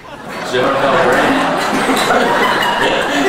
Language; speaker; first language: French; non-native, learner; English